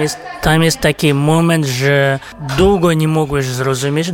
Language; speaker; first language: Polish; non-native, fluent; Kazakh